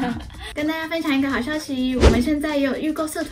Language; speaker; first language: Chinese; native; Chinese